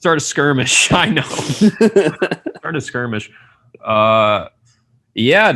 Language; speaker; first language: English; native; English